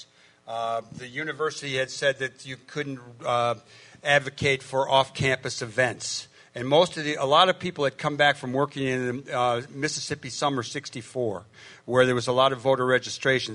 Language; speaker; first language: English; native; English